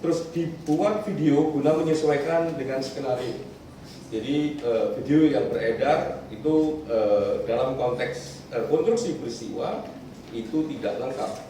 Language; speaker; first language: Indonesian; native; Indonesian